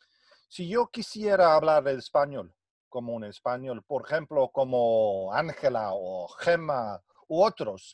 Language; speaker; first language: Spanish; non-native, fluent; English